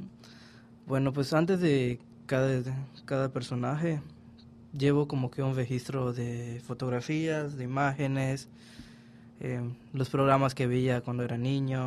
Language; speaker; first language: Spanish; native; Spanish